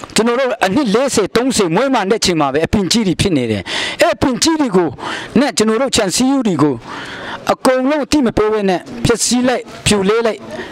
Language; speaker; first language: Burmese; non-native, local second language; Hakha Chin